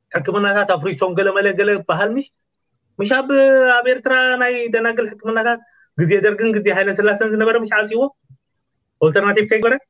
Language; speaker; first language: Tigrinya; native; Tigrinya